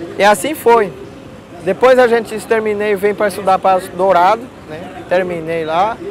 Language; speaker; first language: Portuguese; non-native, local second language; Guarani